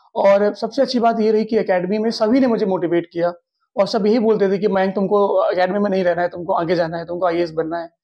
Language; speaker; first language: Hindi; native; Hindi